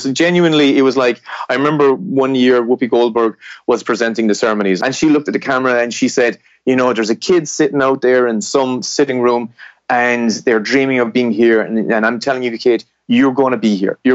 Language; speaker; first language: English; native; English